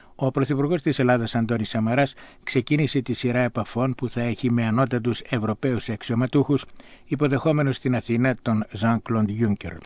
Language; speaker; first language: Greek; native; Greek